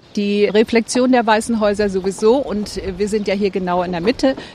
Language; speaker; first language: German; native; German